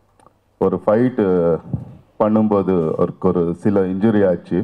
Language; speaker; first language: Tamil; non-native, fluent; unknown